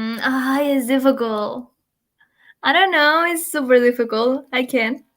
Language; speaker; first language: English; non-native, learner; Spanish